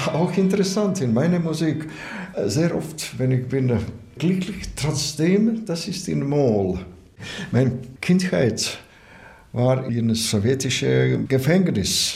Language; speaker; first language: German; non-native, learner; Latvian